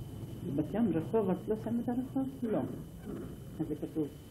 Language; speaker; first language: Hebrew; non-native, fluent; Ladino